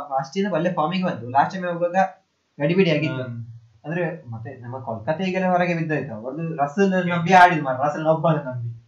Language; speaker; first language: Kannada; non-native, local second language; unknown